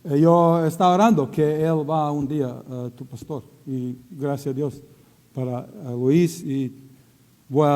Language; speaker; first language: Spanish; non-native, learner; Croatian